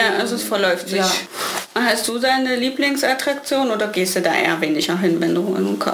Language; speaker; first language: German; native; German